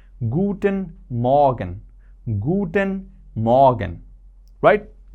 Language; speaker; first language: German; non-native, fluent; Hindi